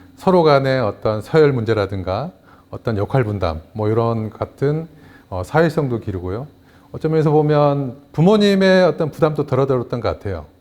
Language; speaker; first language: Korean; native; Korean